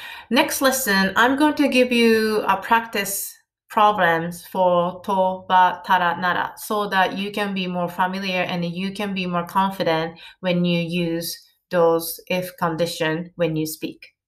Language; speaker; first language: English; non-native, fluent; Japanese